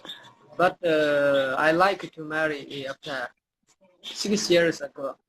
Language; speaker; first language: English; non-native, learner; Somali